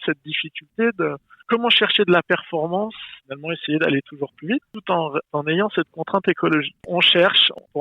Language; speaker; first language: French; native; French